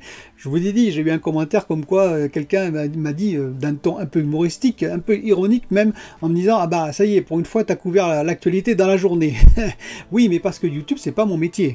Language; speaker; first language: French; native; French